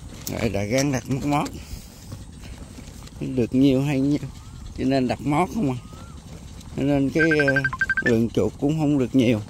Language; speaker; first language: Vietnamese; native; Vietnamese